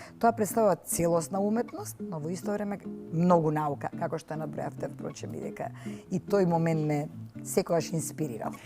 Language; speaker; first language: Macedonian; native; Macedonian